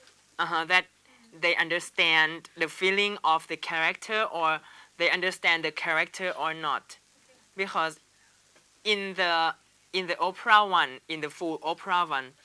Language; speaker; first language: English; non-native, learner; Thai